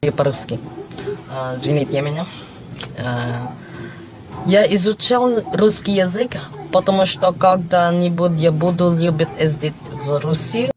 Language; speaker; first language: Russian; non-native, learner; Filipino